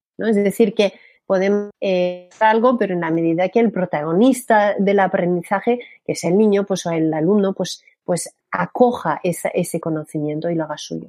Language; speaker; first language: Spanish; non-native, fluent; French